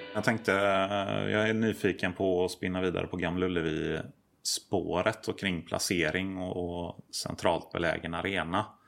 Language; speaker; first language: Swedish; native; Swedish